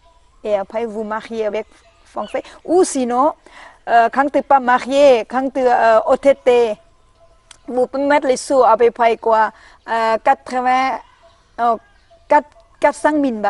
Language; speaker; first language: French; non-native, learner; Thai